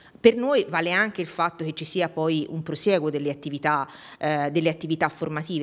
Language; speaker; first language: Italian; native; Italian